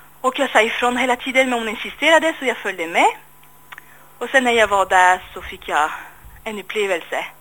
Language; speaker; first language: Swedish; non-native, fluent; French